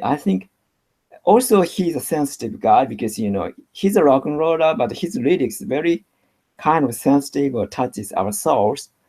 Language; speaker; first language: English; non-native, learner; Japanese